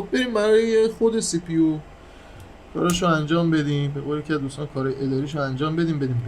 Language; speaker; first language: Persian; native; Persian